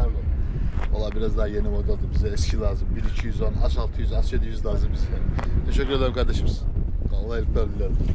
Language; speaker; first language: Turkish; native; Turkish